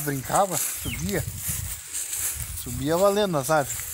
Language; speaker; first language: Portuguese; native; Portuguese